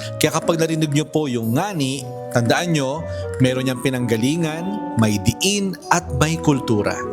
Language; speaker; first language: Filipino; native; Filipino